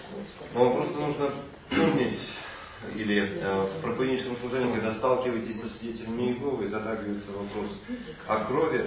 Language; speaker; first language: Russian; native; Russian